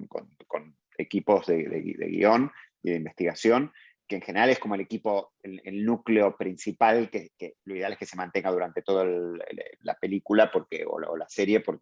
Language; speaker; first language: Spanish; native; Spanish